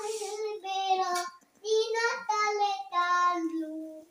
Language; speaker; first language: Italian; early bilingual, heritage; Filipino